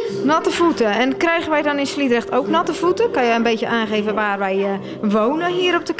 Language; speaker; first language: Dutch; native; Dutch